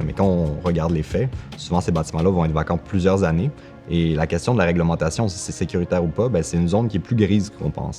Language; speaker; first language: French; native; French